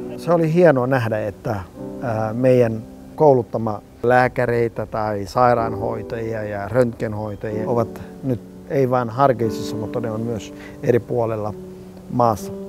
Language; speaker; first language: Finnish; non-native, fluent; Somali